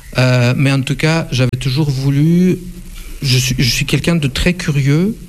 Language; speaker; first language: French; non-native, fluent; Russian